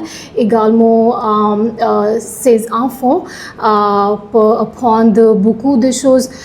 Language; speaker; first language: French; non-native, learner; Punjabi